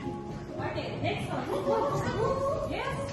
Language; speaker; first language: English; non-native, fluent; Uzbek